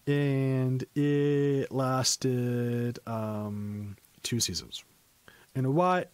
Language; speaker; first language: English; native; English